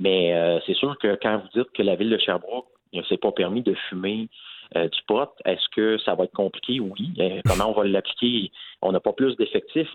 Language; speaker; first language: French; native; French